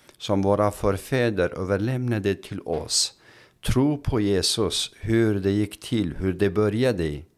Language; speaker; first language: Swedish; non-native, fluent; Turkish